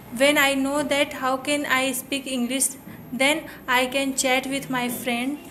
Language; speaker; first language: English; non-native, local second language; Hindi